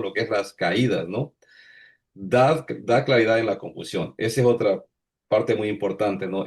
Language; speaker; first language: Spanish; native; Spanish